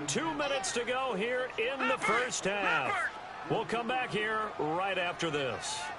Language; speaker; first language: English; native; English